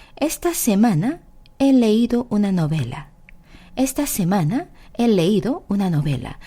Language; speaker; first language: Spanish; non-native, fluent; Korean